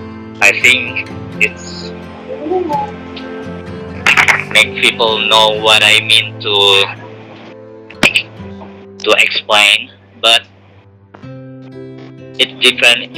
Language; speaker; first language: English; non-native, learner; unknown